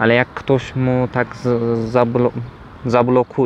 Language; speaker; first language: Polish; non-native, learner; Turkish